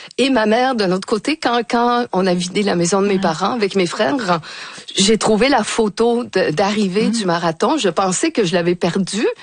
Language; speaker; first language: French; native; French